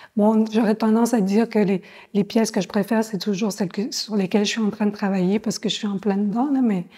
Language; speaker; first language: French; native; French